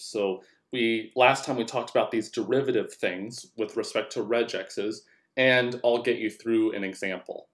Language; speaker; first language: English; native; English